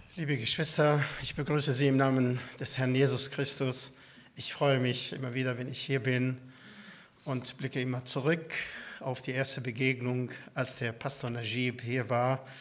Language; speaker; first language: German; non-native, fluent; Arabic